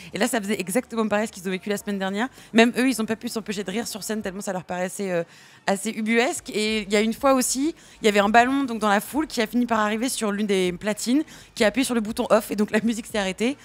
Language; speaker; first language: French; native; French